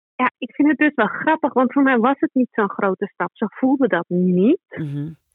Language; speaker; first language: Dutch; native; Dutch